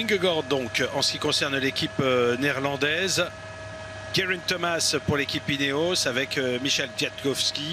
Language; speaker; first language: French; native; French